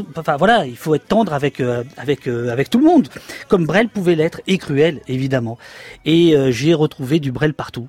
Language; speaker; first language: French; native; French